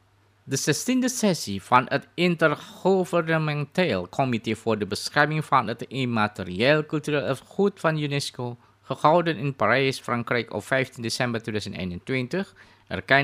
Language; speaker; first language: Dutch; non-native, fluent; Indonesian